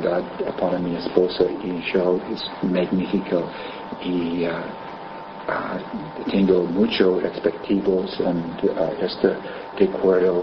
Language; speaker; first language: Spanish; non-native, learner; English